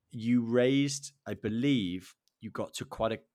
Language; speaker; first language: English; native; English